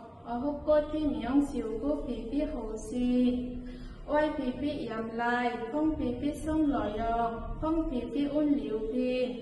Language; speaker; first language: Cantonese; non-native, learner; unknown